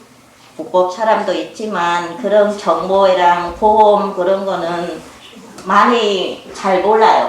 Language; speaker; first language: Korean; non-native, learner; Vietnamese